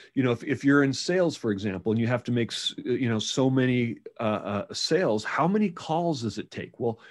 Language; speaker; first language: English; native; English